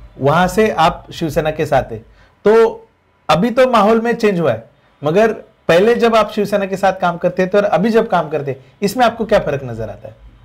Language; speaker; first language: Hindi; non-native, local second language; Marathi